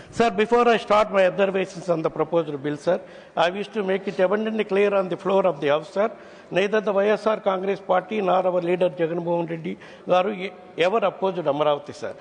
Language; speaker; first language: Telugu; native; Telugu